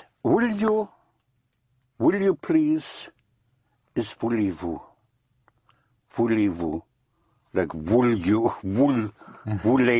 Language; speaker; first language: French; non-native, fluent; English